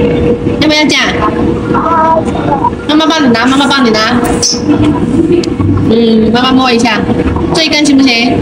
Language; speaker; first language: Chinese; native; Chinese